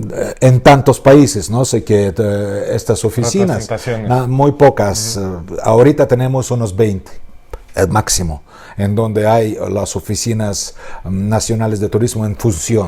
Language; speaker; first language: Spanish; non-native, fluent; Russian